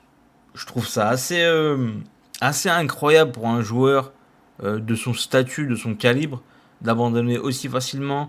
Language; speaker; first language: French; native; French